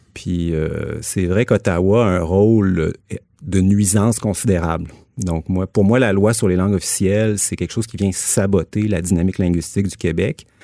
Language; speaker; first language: French; native; French